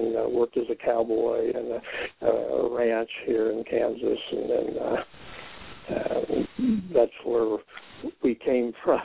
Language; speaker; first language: English; native; English